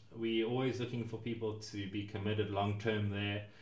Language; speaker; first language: English; native; English